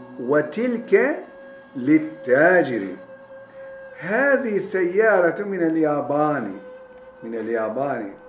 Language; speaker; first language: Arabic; non-native, fluent; Turkish